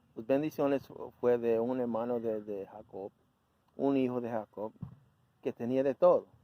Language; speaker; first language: Spanish; early bilingual, heritage; Spanish